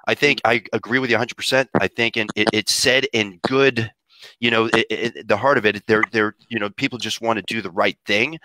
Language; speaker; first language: English; native; English